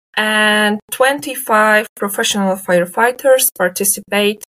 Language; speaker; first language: English; non-native, fluent; Polish